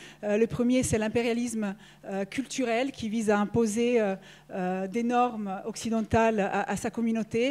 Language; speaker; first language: French; native; French